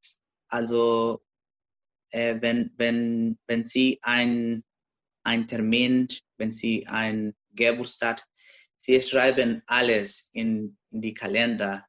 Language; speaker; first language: German; non-native, learner; Spanish